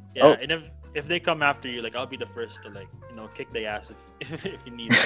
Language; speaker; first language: English; non-native, local second language; Filipino